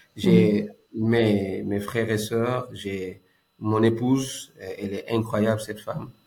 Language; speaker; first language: French; non-native, local second language; Wolof